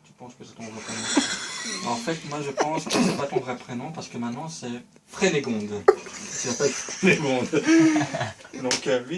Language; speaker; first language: French; native; French